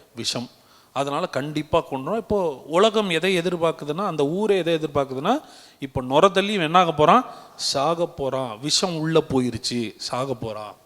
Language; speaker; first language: Tamil; native; Tamil